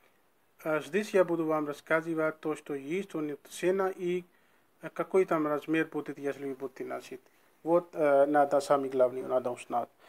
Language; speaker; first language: Russian; non-native, learner; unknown